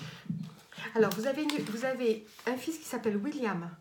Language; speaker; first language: French; native; French